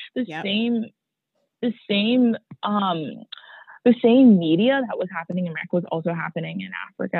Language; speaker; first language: English; native; English